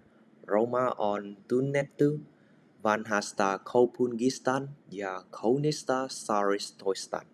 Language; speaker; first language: Finnish; non-native, learner; Vietnamese